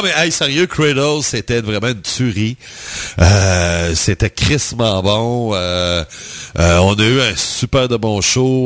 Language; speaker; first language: French; native; French